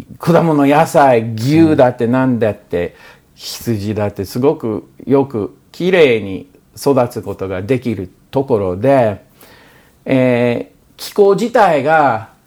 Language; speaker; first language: Japanese; non-native, fluent; English